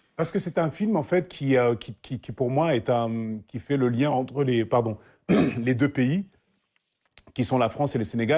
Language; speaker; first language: French; native; French